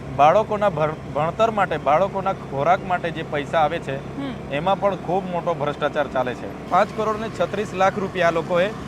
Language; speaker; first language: Gujarati; non-native, local second language; Vasavi